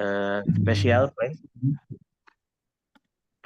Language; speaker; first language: English; non-native, learner; Indonesian